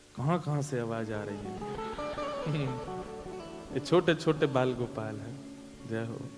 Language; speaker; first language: Hindi; native; Hindi